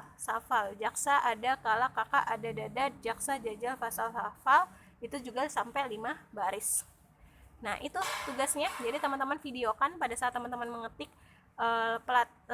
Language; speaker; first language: Indonesian; native; Indonesian